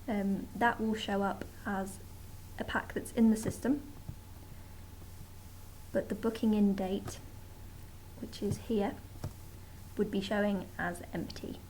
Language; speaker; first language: English; native; English